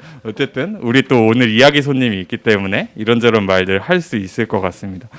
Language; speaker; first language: Korean; native; Korean